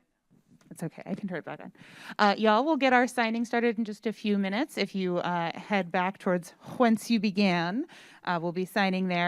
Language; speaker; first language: English; native; English